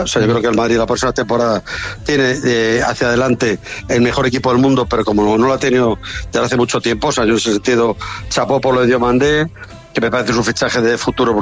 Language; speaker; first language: Spanish; native; Spanish